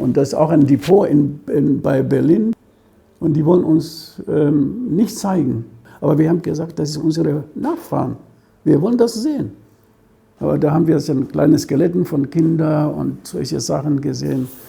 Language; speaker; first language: German; non-native, fluent; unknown